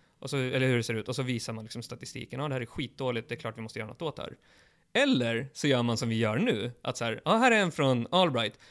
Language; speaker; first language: Swedish; early bilingual, other home language; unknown